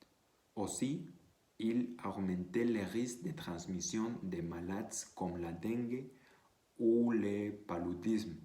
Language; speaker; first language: French; non-native, learner; Spanish